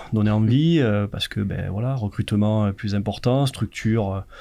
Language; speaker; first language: French; native; French